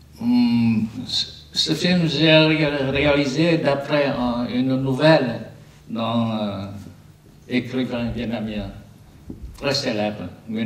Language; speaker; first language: French; non-native, learner; Vietnamese